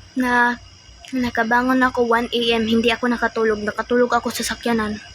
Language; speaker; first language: Filipino; non-native, local second language; Cebuano